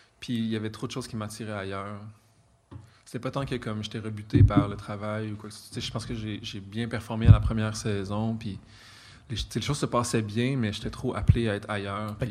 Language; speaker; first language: French; native; French